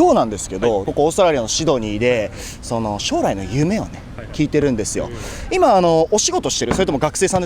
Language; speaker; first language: Japanese; native; Japanese